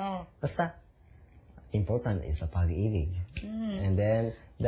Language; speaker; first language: English; non-native, learner; Japanese